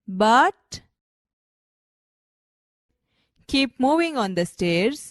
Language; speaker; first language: English; non-native, local second language; Gujarati